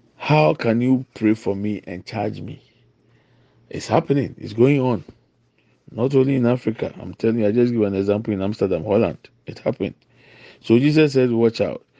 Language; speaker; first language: English; non-native, local second language; Akan